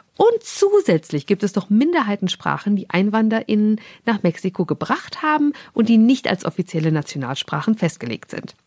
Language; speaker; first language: German; native; German